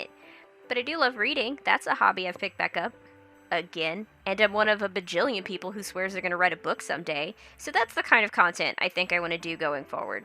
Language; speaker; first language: English; native; English